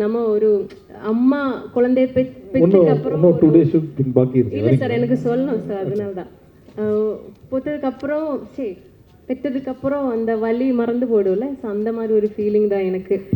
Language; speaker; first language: Tamil; non-native, learner; Malayalam